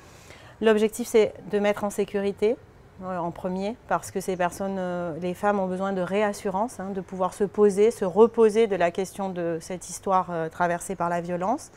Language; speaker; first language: French; native; French